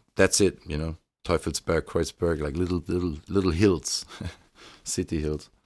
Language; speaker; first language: English; non-native, fluent; German